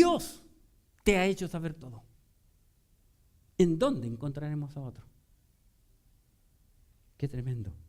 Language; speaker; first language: Spanish; native; Spanish